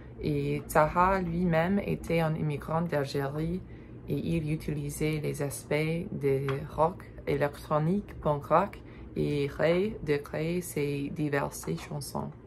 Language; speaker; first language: French; non-native, learner; English